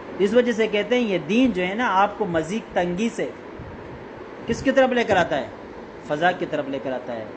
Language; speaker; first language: Urdu; non-native, local second language; Pashto